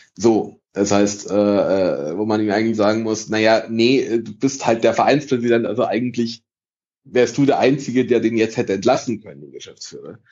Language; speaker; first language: German; early bilingual, other home language; Italian